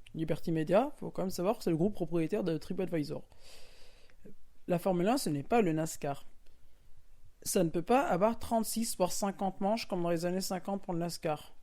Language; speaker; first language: French; native; French